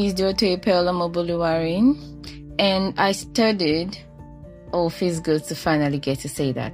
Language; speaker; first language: English; non-native, local second language; Igbo